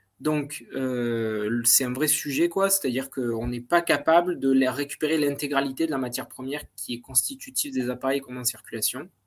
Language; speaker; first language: French; native; French